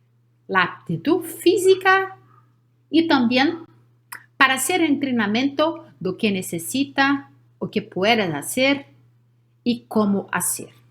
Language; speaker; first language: Spanish; non-native, learner; Portuguese